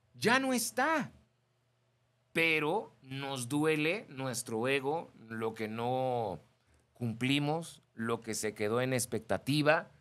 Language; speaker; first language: Spanish; native; Spanish